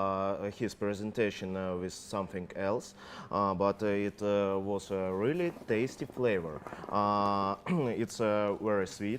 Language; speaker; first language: English; non-native, learner; Russian